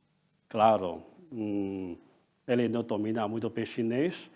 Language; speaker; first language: Portuguese; non-native, fluent; Chinese